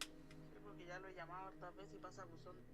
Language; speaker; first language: Spanish; native; Spanish